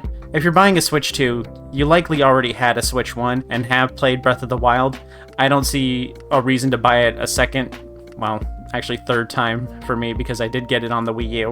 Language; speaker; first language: English; native; English